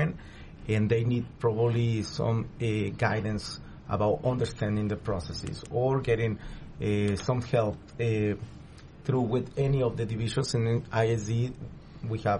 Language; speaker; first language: English; non-native, fluent; Spanish